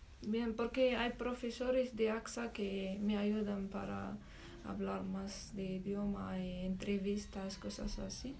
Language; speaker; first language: Spanish; non-native, learner; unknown